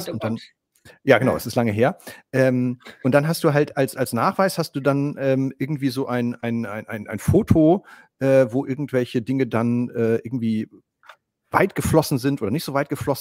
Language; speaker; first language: German; native; German